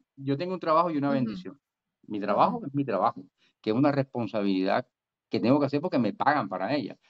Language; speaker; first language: Spanish; native; Spanish